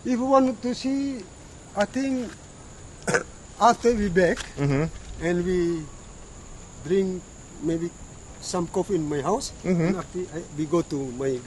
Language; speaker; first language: English; non-native, learner; Indonesian